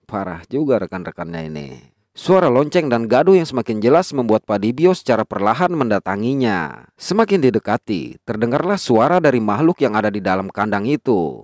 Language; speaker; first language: Indonesian; native; Indonesian